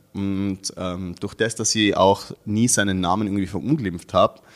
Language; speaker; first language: German; native; German